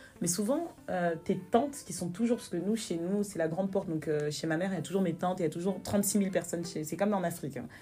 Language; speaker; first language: French; native; French